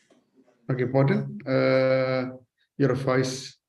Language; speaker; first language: English; non-native, fluent; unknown